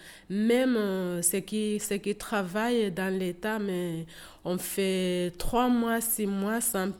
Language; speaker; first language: French; non-native, local second language; Comorian